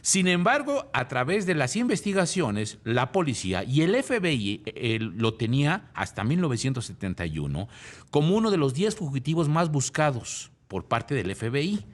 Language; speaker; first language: Spanish; native; Spanish